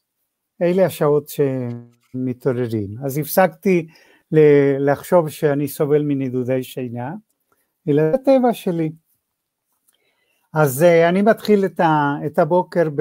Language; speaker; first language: Hebrew; non-native, fluent; Spanish